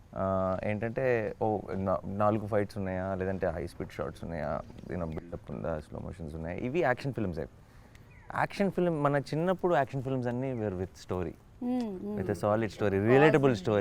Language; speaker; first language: Telugu; native; Telugu